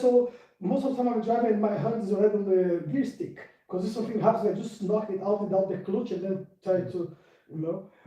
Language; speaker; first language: English; non-native, fluent; Portuguese